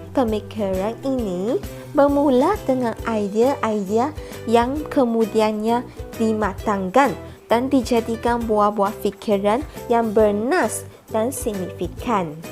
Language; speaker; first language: Malay; non-native, local second language; Iban